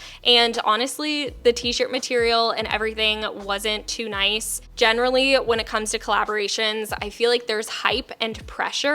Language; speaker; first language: English; native; English